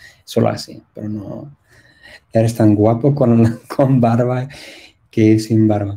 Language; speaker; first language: Spanish; non-native, fluent; English